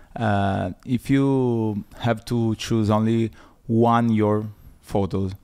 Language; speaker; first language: English; non-native, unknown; Italian